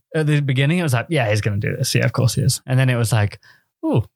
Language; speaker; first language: English; native; English